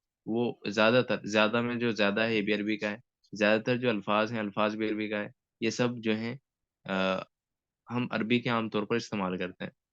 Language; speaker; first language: Hindi; native; Hindi